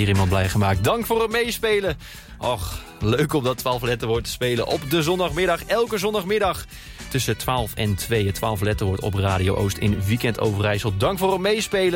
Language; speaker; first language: Dutch; native; Dutch